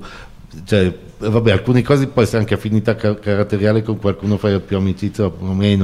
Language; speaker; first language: Italian; native; Italian